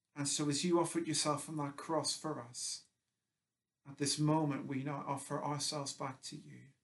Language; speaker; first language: English; native; English